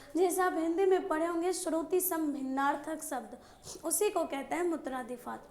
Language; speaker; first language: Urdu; native; Urdu